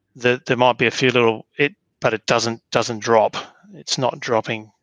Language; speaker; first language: English; native; English